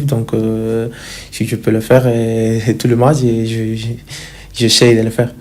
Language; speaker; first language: French; non-native, fluent; Spanish